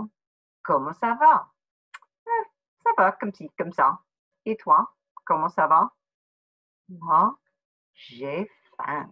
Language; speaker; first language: French; non-native, fluent; English